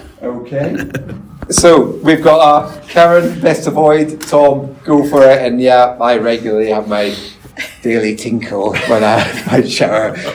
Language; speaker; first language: English; native; English